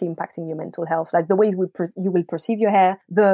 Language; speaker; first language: English; non-native, fluent; French